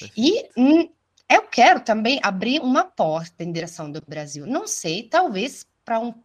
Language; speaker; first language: Portuguese; non-native, fluent; Italian